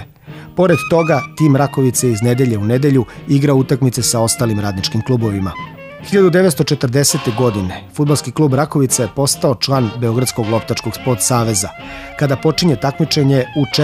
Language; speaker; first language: Serbian; native; Serbian